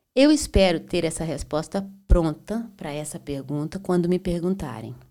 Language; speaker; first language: Portuguese; native; Portuguese